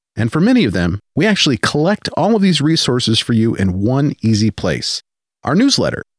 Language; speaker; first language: English; native; English